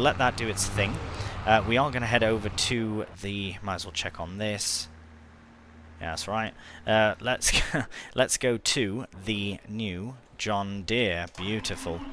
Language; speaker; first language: English; native; English